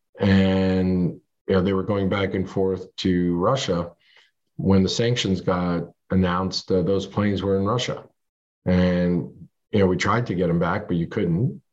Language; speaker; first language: English; early bilingual, other home language; French